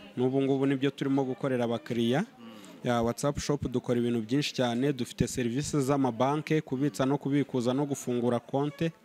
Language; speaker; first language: Kinyarwanda; native; Kinyarwanda